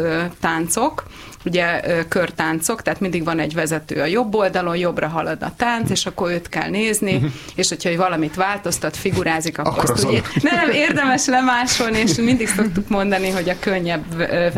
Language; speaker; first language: Hungarian; native; Hungarian